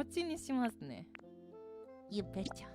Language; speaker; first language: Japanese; native; Japanese